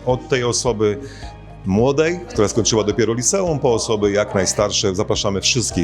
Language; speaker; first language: Polish; native; Polish